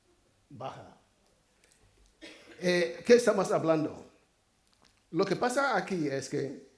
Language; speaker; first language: Spanish; non-native, fluent; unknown